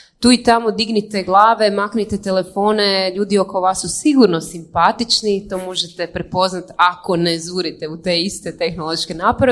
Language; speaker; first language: Croatian; native; Croatian